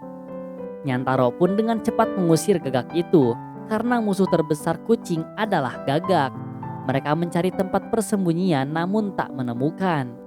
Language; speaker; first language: Indonesian; native; Indonesian